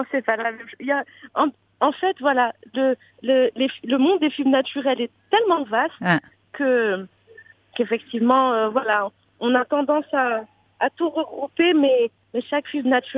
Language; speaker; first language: French; non-native, local second language; Arabic